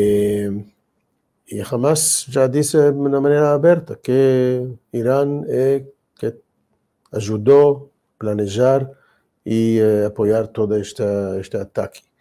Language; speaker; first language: Portuguese; non-native, fluent; Hebrew